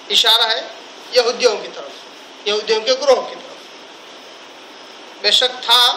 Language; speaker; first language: Urdu; native; Urdu